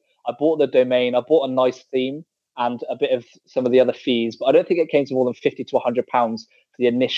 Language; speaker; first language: English; native; English